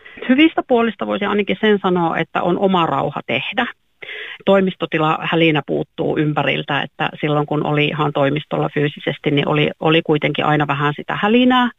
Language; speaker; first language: Finnish; native; Finnish